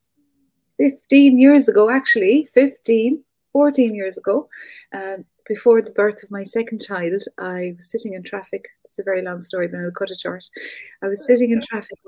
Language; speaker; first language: English; native; English